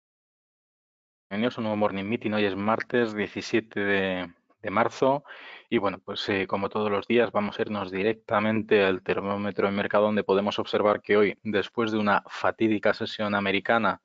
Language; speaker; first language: Spanish; native; Spanish